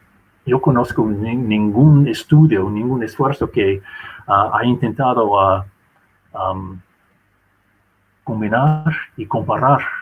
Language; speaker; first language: Spanish; non-native, fluent; English